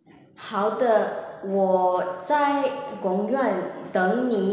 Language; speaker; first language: Chinese; non-native, learner; Malay